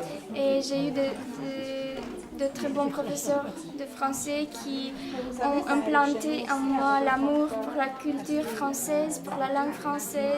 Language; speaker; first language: French; non-native, fluent; Romanian